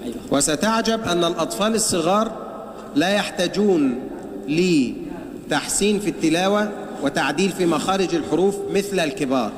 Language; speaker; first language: Arabic; native; Arabic